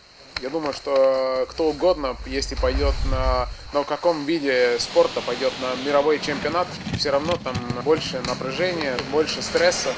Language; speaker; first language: Russian; non-native, fluent; Estonian